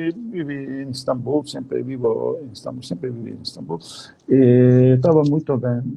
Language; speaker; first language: Portuguese; non-native, fluent; Turkish